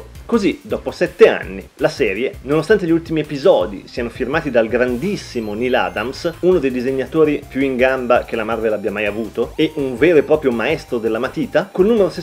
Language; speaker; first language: Italian; native; Italian